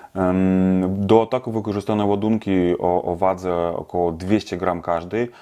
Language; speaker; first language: Polish; non-native, fluent; Russian